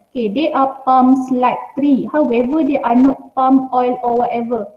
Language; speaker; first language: English; non-native, local second language; Malay